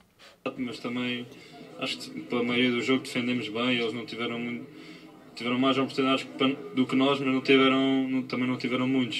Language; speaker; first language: Portuguese; early bilingual, other home language; English